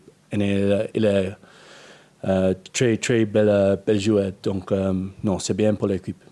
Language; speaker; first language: French; non-native, learner; English